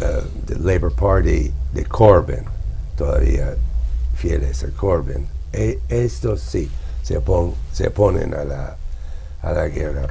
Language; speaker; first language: Spanish; non-native, fluent; English